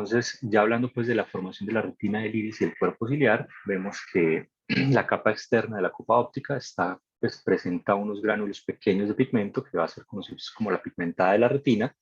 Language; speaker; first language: Spanish; native; Spanish